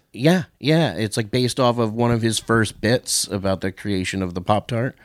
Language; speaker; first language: English; native; English